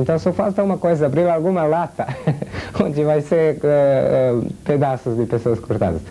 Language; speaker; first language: Portuguese; non-native, fluent; Serbian